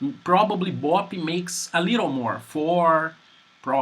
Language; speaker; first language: English; non-native, fluent; Portuguese